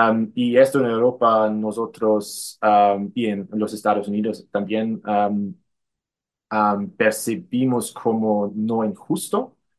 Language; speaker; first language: Spanish; non-native, fluent; German